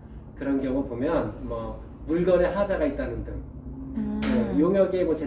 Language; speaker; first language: Korean; native; Korean